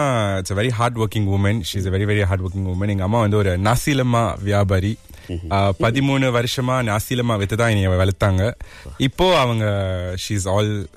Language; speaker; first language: Tamil; early bilingual, heritage; Tamil